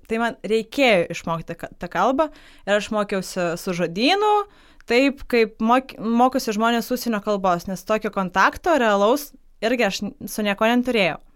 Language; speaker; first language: Lithuanian; non-native, local second language; Polish